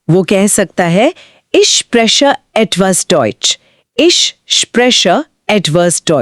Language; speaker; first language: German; non-native, fluent; Hindi